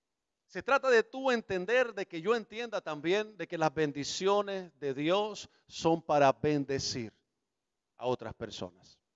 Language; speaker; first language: Spanish; native; Spanish